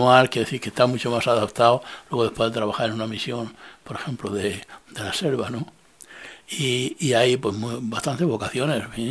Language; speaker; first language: Spanish; native; Spanish